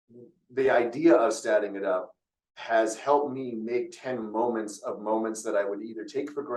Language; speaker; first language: English; native; English